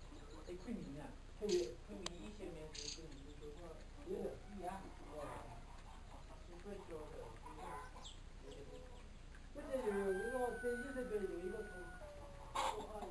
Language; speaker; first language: Chinese; non-native, local second language; Hmong